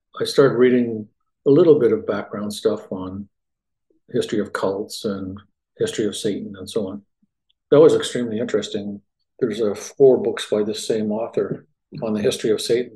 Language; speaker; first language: English; native; English